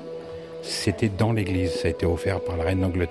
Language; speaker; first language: French; native; French